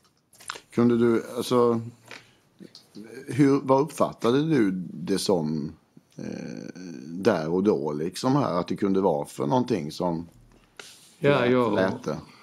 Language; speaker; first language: Swedish; native; Swedish